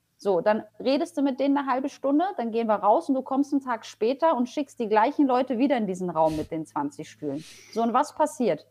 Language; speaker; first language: German; early bilingual, other home language; Polish